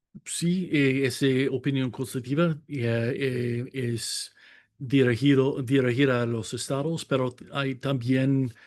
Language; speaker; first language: Spanish; non-native, fluent; English